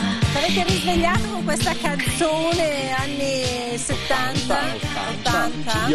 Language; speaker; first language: Italian; native; Italian